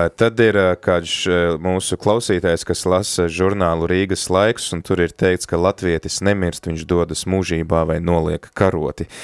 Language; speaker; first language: Latvian; native; Latvian